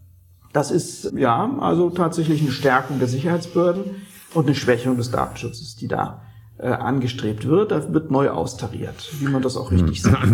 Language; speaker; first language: German; native; German